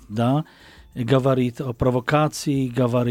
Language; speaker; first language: Russian; non-native, learner; Slovak